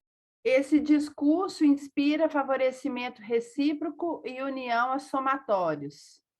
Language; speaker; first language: Portuguese; native; Portuguese